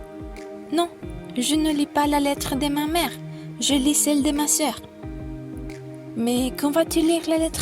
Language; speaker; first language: French; non-native, fluent; Spanish